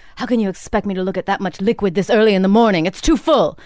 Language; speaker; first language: English; native; English